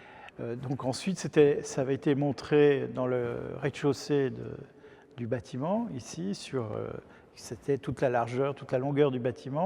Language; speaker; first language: French; native; French